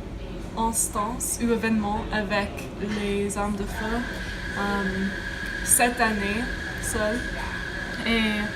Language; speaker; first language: French; non-native, learner; English